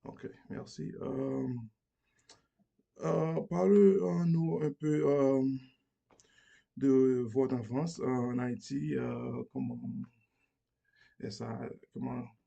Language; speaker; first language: French; non-native, learner; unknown